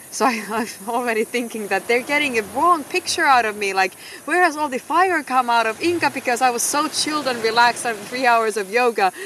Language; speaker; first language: English; non-native, fluent; Finnish